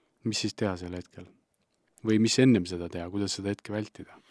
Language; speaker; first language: Estonian; native; Estonian